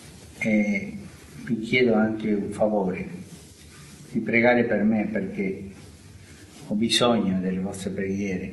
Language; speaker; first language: Italian; non-native, fluent; Spanish